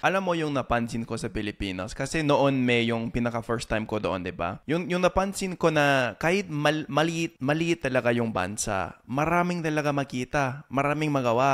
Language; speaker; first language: Filipino; non-native, fluent; English